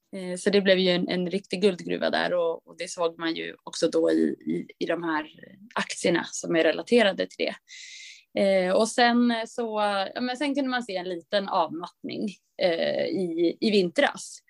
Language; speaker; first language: Swedish; native; Swedish